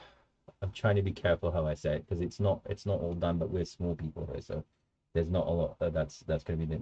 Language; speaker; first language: English; native; English